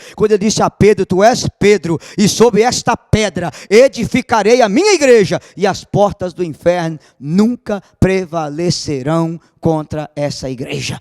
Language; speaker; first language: Portuguese; native; Portuguese